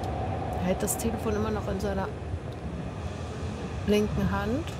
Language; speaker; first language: German; native; German